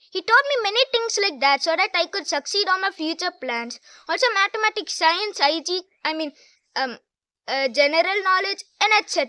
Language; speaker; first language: English; non-native, local second language; Hindi